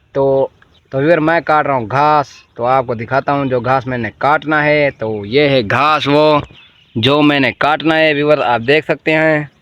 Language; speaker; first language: Urdu; non-native, local second language; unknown